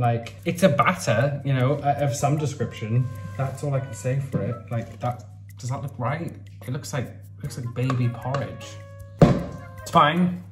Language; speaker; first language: English; native; English